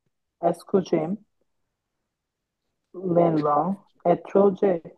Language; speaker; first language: French; non-native, learner; Bangla